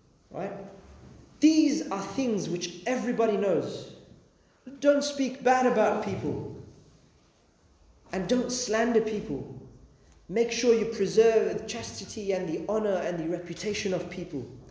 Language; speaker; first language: English; native; English